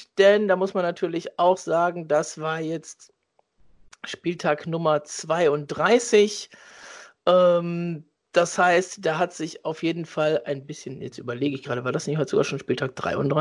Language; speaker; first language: German; native; German